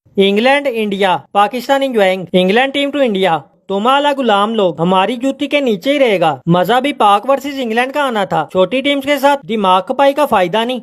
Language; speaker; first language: Urdu; non-native, local second language; Punjabi